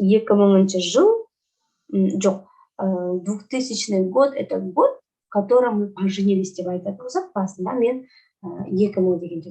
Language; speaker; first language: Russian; non-native, local second language; Kazakh